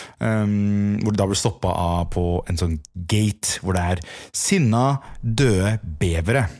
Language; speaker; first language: Norwegian; native; Norwegian